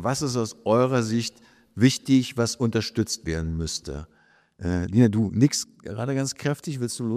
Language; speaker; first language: German; native; German